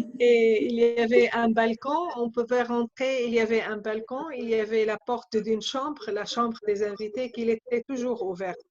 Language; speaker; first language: French; non-native, fluent; Arabic